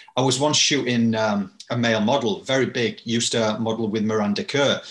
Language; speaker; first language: English; native; English